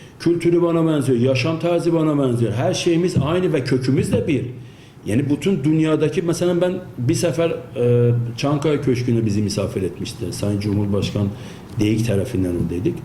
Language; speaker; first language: Turkish; non-native, fluent; Azerbaijani